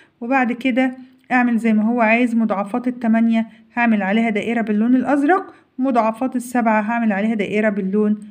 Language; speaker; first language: Arabic; native; Arabic